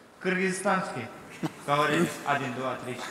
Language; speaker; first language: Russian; non-native, learner; Turkish